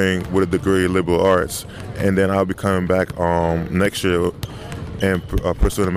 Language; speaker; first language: English; non-native, fluent; French